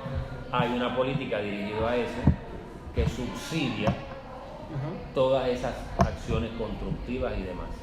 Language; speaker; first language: Spanish; native; Spanish